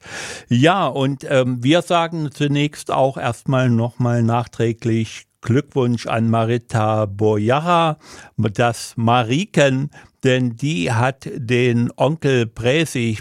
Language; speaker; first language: German; native; German